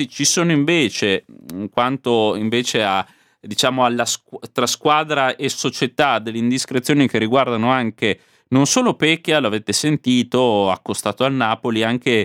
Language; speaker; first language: Italian; native; Italian